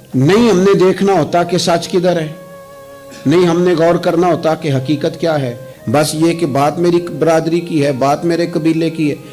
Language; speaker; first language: Urdu; non-native, local second language; Punjabi